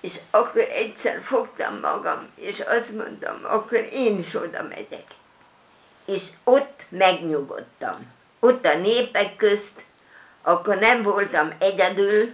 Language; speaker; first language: Hungarian; non-native, local second language; German